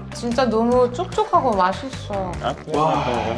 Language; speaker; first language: Korean; non-native, fluent; French